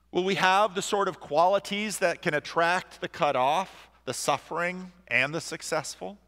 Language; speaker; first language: English; native; English